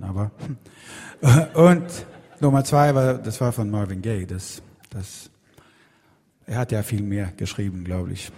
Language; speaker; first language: German; non-native, fluent; Swedish